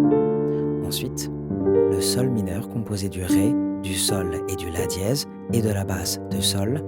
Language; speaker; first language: French; native; French